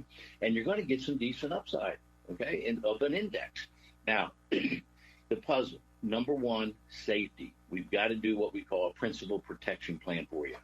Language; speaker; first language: English; native; English